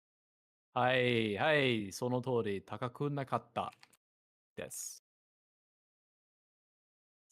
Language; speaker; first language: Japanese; non-native, learner; English